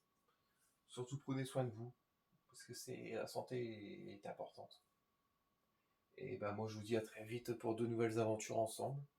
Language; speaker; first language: French; native; French